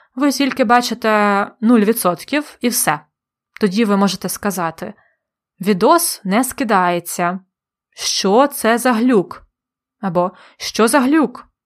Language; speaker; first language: Ukrainian; native; Ukrainian